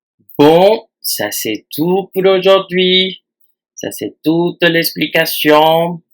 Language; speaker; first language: French; non-native, fluent; Spanish